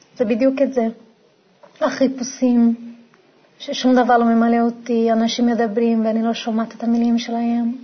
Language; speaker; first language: Hebrew; non-native, fluent; Portuguese